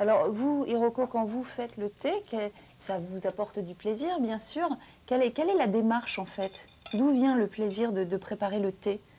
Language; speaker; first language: French; native; French